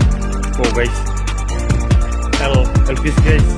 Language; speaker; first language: English; non-native, learner; Indonesian